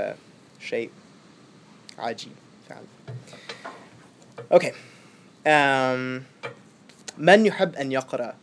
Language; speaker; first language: Arabic; non-native, fluent; English